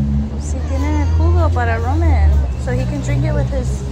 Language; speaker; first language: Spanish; early bilingual, heritage; English